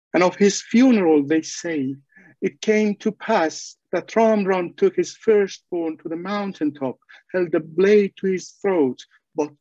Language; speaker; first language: English; non-native, fluent; Persian